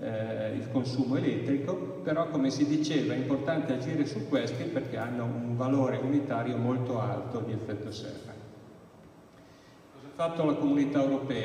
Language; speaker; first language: Italian; native; Italian